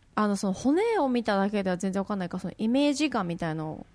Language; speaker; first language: Japanese; native; Japanese